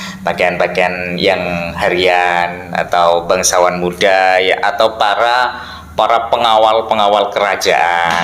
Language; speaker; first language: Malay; non-native, local second language; Madurese